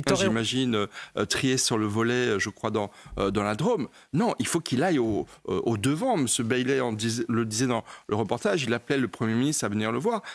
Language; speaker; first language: French; native; French